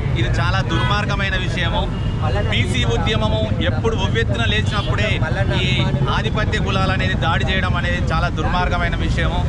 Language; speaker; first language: Telugu; native; Telugu